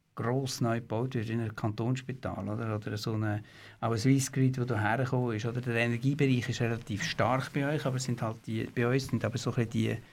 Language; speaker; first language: German; native; German